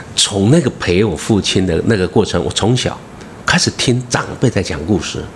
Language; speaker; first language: Chinese; non-native, local second language; Amis